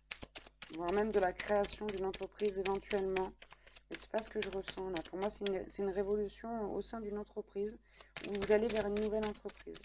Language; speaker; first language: French; native; French